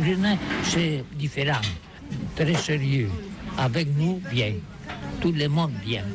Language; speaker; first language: French; non-native, learner; Catalan